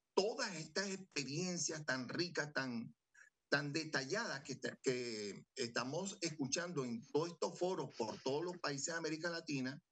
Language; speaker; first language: Spanish; native; Spanish